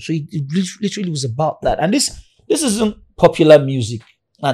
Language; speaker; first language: English; non-native, local second language; Yoruba